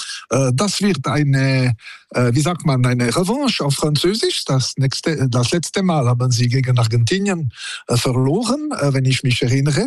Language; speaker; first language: German; non-native, local second language; French